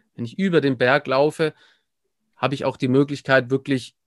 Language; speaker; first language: German; native; German